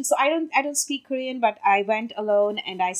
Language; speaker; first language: English; non-native, local second language; Tamil